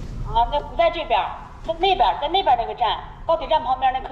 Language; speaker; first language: Chinese; native; Chinese